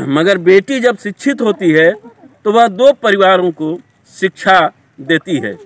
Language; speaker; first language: Hindi; native; Hindi